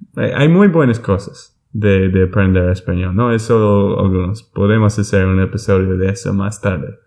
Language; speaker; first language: Spanish; non-native, learner; English